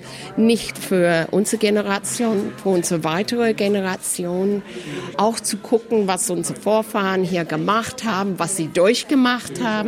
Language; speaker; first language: German; early bilingual, heritage; German